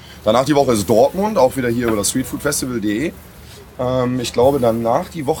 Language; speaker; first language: German; native; German